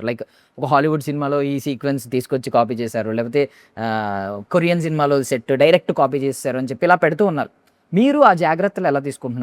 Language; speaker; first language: Telugu; native; Telugu